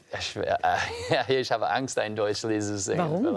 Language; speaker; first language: German; non-native, learner; English